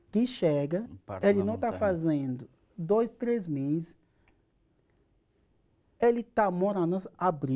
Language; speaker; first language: Portuguese; non-native, learner; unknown